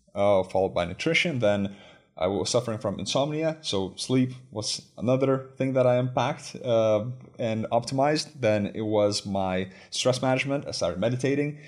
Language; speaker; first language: English; non-native, fluent; Lithuanian